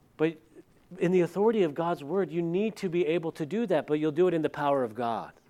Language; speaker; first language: English; early bilingual, other home language; Dutch